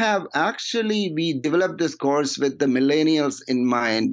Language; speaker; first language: English; non-native, local second language; Malayalam